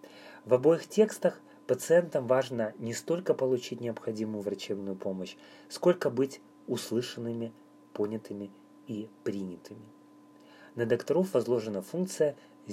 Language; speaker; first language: Russian; native; Russian